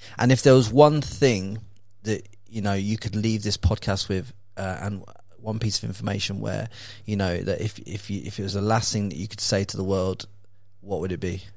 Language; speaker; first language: English; native; English